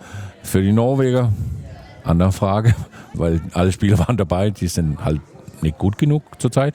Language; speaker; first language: German; non-native, fluent; Danish